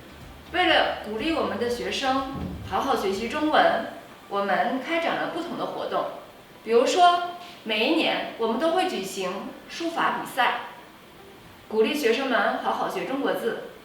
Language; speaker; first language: Chinese; non-native, fluent; French